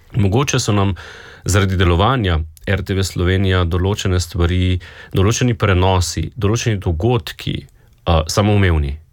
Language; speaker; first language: Slovenian; native; Slovenian